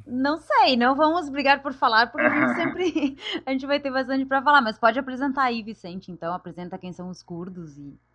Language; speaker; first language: Portuguese; non-native, fluent; Spanish